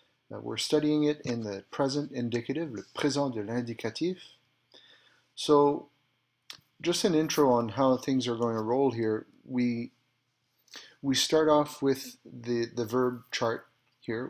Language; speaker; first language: English; early bilingual, other home language; French